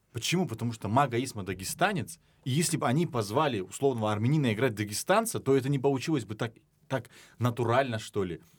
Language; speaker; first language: Russian; non-native, local second language; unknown